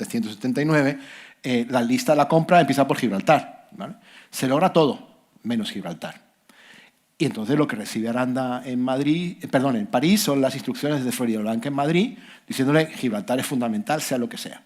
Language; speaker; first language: Spanish; native; Spanish